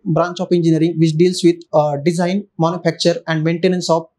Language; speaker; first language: English; non-native, local second language; Marathi